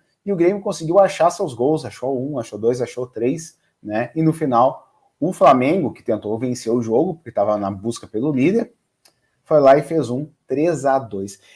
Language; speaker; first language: Portuguese; native; Portuguese